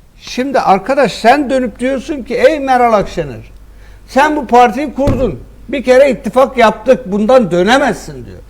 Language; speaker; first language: Turkish; native; Turkish